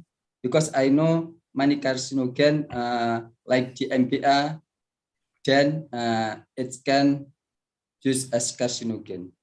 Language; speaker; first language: English; non-native, learner; Indonesian